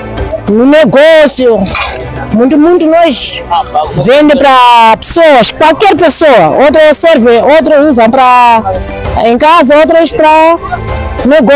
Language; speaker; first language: Portuguese; non-native, local second language; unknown